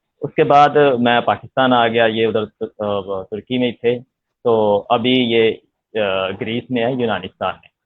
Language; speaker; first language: Urdu; non-native, local second language; Punjabi